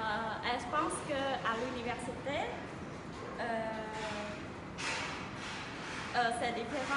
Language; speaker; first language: French; non-native, learner; Khmer